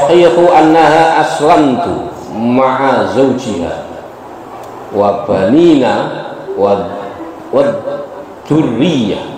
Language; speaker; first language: Arabic; non-native, fluent; Javanese